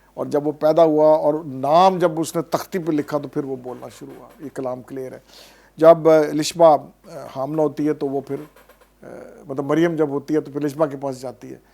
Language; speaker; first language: Urdu; non-native, local second language; Punjabi